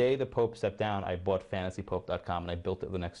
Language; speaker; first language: English; native; English